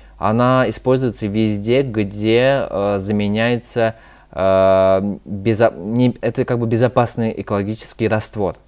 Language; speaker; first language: Russian; early bilingual, other home language; Azerbaijani